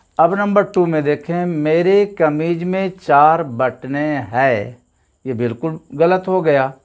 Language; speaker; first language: Hindi; native; Hindi